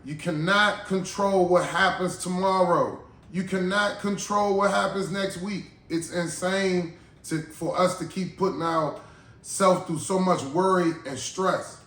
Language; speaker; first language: English; native; English